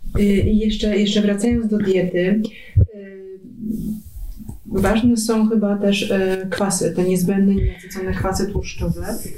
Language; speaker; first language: Polish; native; Polish